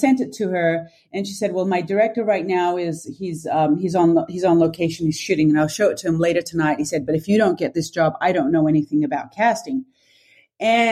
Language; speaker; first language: English; native; English